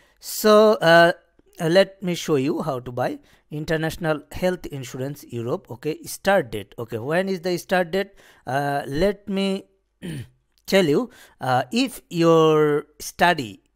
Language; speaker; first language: English; non-native, local second language; Bangla